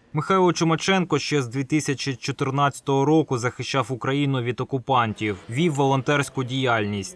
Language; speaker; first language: Ukrainian; native; Ukrainian